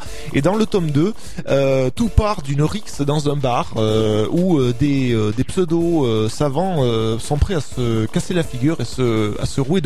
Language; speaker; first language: French; native; French